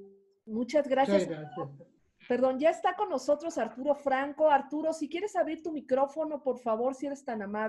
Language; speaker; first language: Spanish; native; Spanish